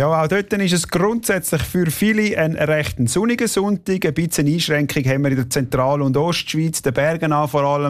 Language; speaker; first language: German; native; German